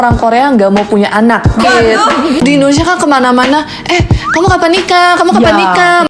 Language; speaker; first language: Indonesian; early bilingual, other home language; Korean